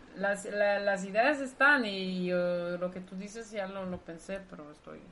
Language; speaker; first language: Spanish; non-native, fluent; Dutch